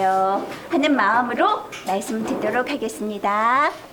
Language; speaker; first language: Korean; native; Korean